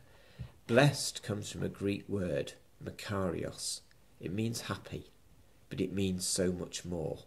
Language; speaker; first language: English; native; English